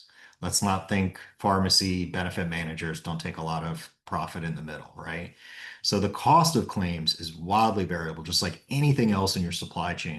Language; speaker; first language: English; native; English